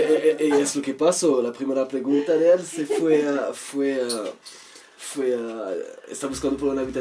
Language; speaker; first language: Spanish; non-native, learner; French